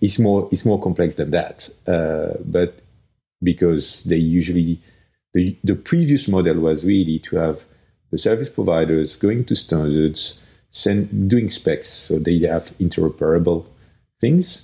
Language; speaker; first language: English; non-native, fluent; French